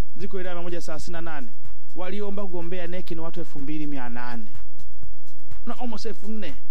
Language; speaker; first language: Swahili; native; Swahili